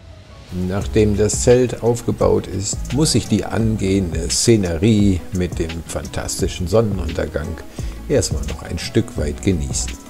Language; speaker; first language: German; native; German